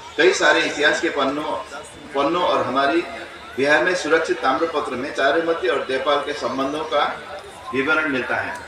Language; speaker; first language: Hindi; non-native, fluent; Newari